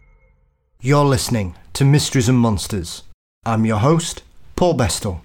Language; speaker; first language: English; native; English